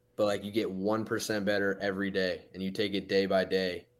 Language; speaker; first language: English; native; English